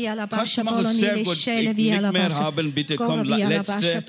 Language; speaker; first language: German; non-native, learner; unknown